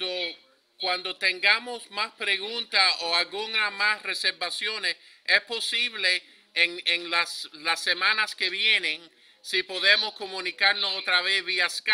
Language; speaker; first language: Spanish; early bilingual, heritage; Spanish